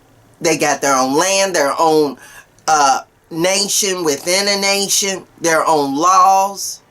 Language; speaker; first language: English; native; English